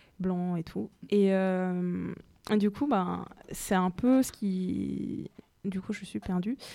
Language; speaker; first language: French; native; French